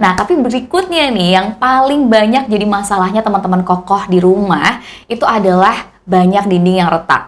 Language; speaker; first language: Indonesian; native; Indonesian